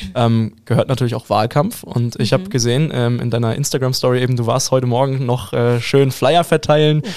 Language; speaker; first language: German; native; German